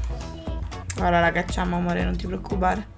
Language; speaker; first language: Italian; native; Italian